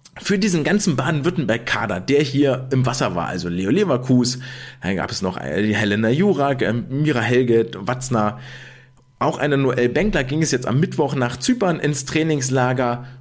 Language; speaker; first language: German; native; German